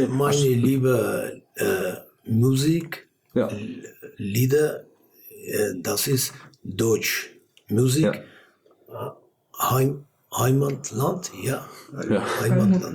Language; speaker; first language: German; non-native, learner; Armenian